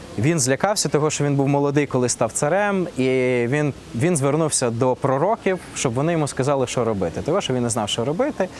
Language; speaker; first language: Ukrainian; non-native, local second language; Russian